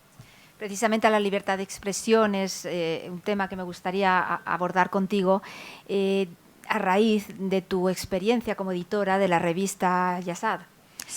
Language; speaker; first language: Spanish; native; Spanish